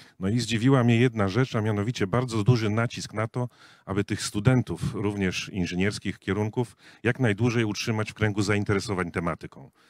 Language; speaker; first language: Polish; native; Polish